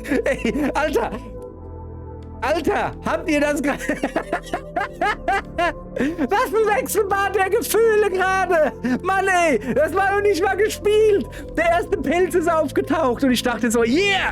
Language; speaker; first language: German; native; German